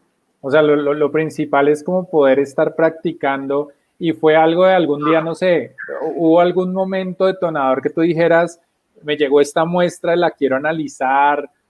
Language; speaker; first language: Spanish; native; Spanish